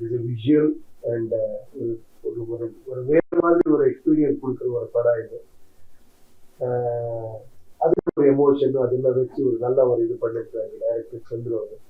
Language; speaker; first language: Tamil; non-native, learner; Kannada